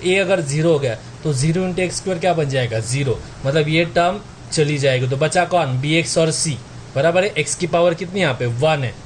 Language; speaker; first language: Hindi; non-native, local second language; Marathi